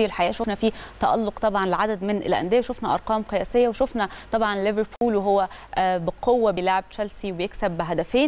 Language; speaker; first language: Arabic; native; Arabic